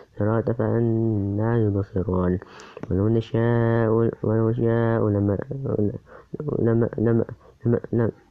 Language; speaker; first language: Arabic; non-native, learner; Indonesian